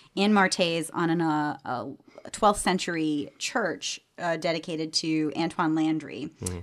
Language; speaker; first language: English; native; English